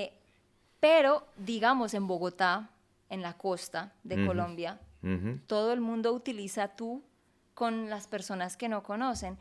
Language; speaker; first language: Spanish; native; Spanish